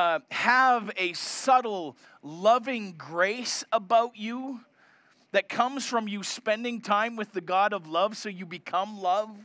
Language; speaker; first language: English; native; English